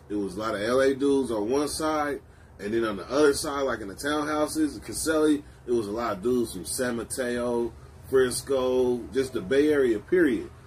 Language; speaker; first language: English; native; English